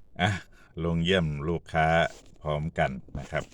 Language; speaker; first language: Thai; native; Thai